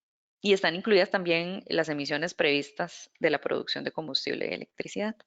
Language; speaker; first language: Spanish; native; Spanish